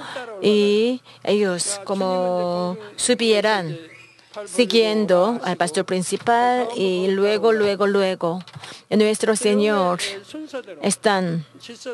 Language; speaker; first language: Spanish; non-native, learner; Korean